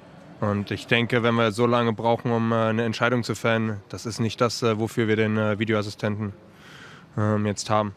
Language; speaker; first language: German; native; German